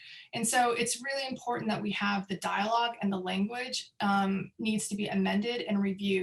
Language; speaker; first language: English; native; English